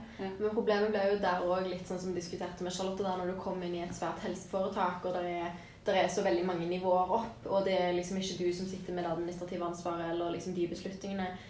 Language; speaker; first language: Norwegian; native; Norwegian